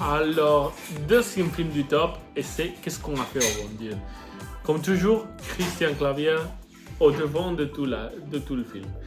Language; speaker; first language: French; non-native, learner; Spanish